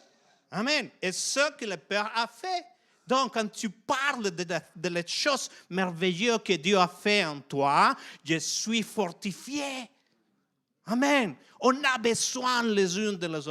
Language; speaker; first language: French; non-native, fluent; Spanish